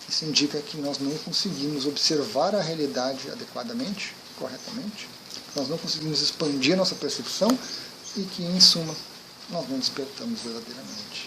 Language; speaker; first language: Portuguese; native; Portuguese